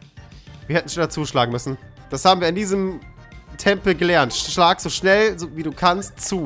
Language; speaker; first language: German; native; German